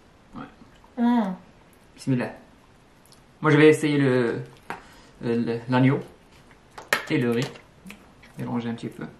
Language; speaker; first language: French; non-native, local second language; Arabic